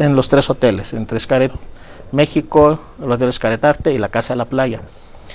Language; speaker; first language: Spanish; non-native, fluent; Greek